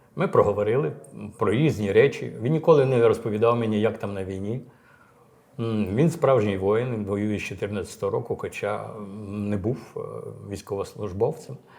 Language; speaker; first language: Ukrainian; native; Ukrainian